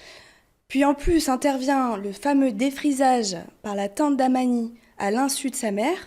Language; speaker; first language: French; early bilingual, other home language; Portuguese